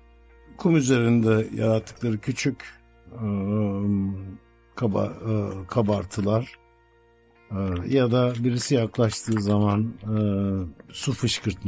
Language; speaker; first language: Turkish; native; Turkish